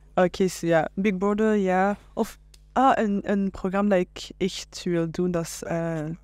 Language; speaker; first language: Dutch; non-native, local second language; French